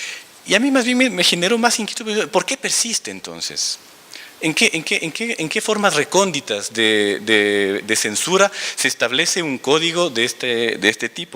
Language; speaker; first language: Spanish; native; Spanish